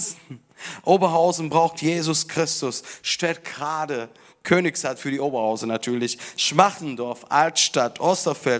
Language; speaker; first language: German; non-native, fluent; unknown